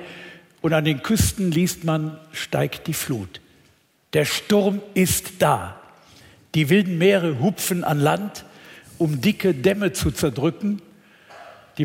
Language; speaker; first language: German; native; German